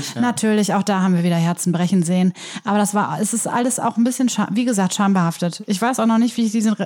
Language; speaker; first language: German; native; German